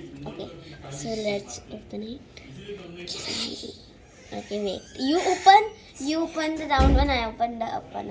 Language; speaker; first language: English; non-native, local second language; Hindi